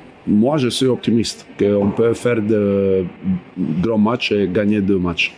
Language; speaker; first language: French; non-native, fluent; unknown